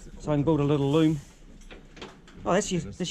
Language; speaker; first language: English; native; English